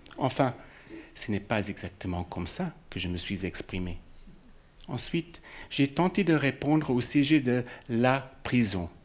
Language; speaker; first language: French; non-native, fluent; English